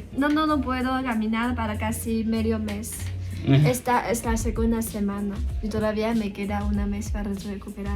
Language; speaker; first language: Spanish; non-native, learner; Chinese